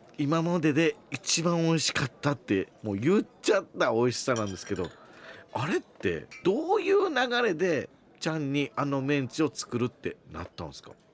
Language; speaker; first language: Japanese; native; Japanese